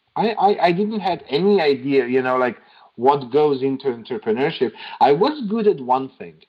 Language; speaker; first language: English; non-native, fluent; Slovenian